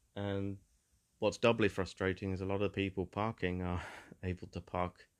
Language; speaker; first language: English; native; English